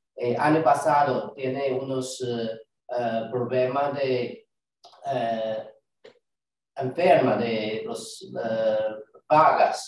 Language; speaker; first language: Spanish; non-native, learner; Chinese